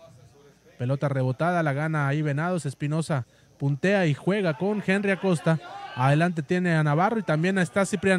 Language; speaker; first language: Spanish; native; Spanish